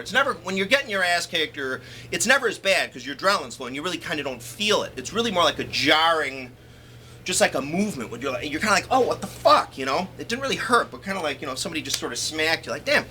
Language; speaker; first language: English; native; English